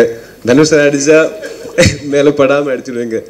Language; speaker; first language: Tamil; non-native, learner; Malayalam